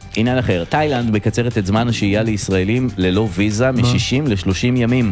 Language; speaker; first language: Hebrew; native; Hebrew